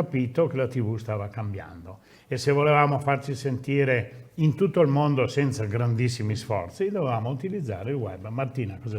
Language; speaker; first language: Italian; native; Italian